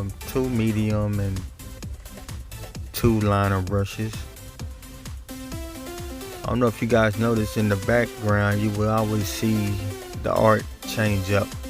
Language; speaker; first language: English; native; English